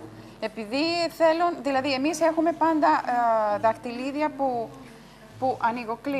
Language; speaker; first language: Greek; non-native, fluent; Spanish